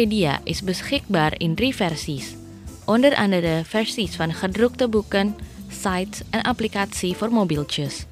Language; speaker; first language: Dutch; non-native, learner; Indonesian